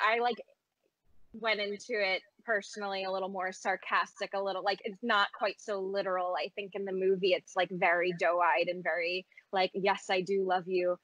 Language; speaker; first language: English; native; English